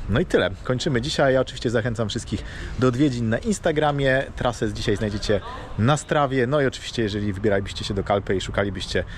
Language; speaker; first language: Polish; native; Polish